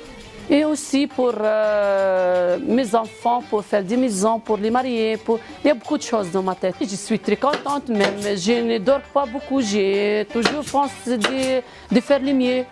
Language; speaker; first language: French; non-native, local second language; Arabic